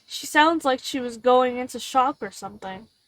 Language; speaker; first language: English; native; English